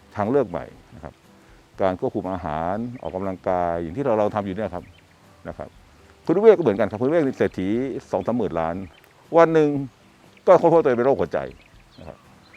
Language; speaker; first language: Thai; native; Thai